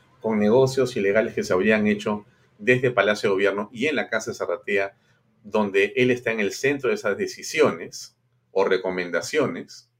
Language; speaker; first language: Spanish; native; Spanish